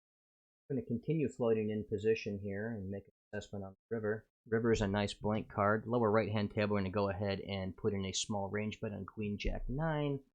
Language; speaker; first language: English; native; English